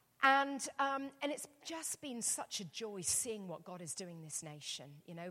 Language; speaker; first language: English; native; English